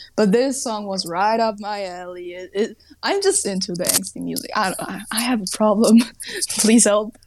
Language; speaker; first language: English; non-native, fluent; German